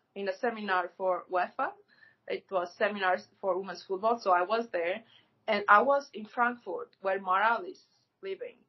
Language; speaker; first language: English; non-native, fluent; Armenian